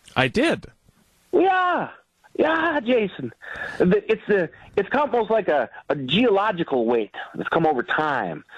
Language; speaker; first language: English; native; English